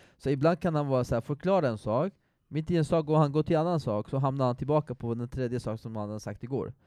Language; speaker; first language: Swedish; non-native, fluent; Persian